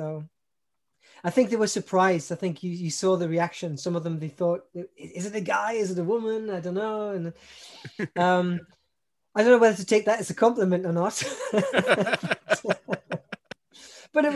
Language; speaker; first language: English; native; English